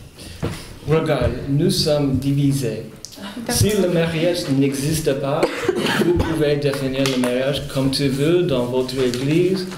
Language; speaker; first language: French; non-native, fluent; Spanish